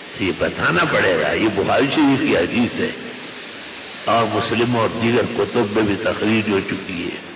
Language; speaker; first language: Urdu; non-native, local second language; Pashto